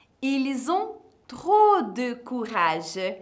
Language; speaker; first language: French; non-native, fluent; Portuguese